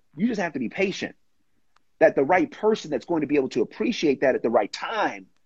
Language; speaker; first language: English; native; English